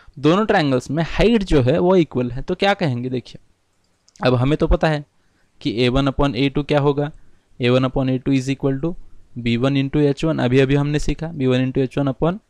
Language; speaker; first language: Hindi; non-native, local second language; Marathi